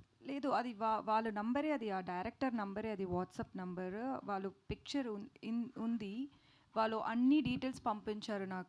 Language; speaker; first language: Telugu; non-native, learner; Tamil